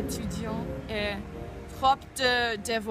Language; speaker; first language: French; non-native, learner; English